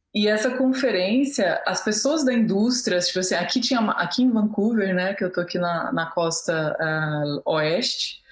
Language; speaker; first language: Portuguese; native; Portuguese